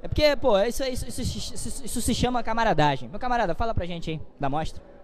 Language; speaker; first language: Portuguese; native; Portuguese